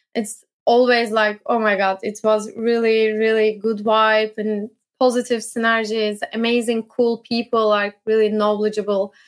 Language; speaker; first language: English; non-native, fluent; Turkish